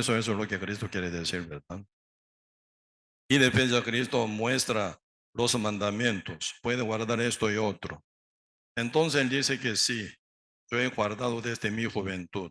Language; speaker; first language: Spanish; non-native, learner; Korean